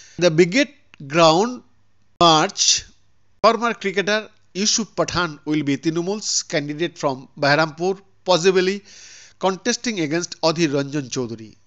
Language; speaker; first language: English; non-native, local second language; Bangla